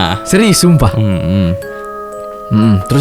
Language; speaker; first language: Indonesian; native; Indonesian